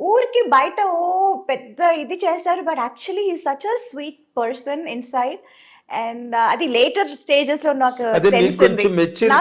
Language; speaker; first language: Telugu; non-native, fluent; Tamil